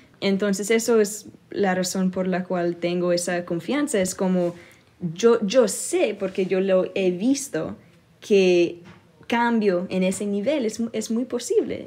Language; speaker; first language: Spanish; early bilingual, heritage; Spanish